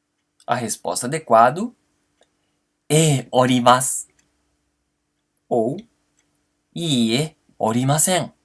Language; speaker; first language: Japanese; non-native, fluent; Portuguese